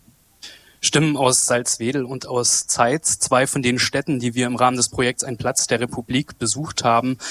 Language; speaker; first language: German; native; German